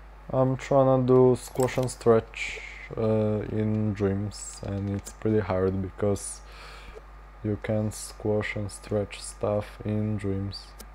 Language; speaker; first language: English; non-native, fluent; Polish